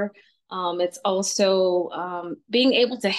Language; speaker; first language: English; native; English